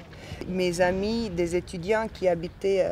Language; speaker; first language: French; non-native, fluent; Bosnian